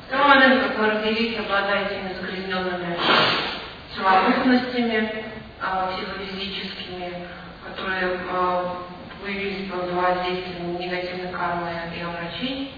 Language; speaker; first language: Russian; native; Russian